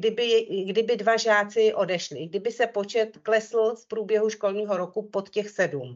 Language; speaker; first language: Czech; native; Czech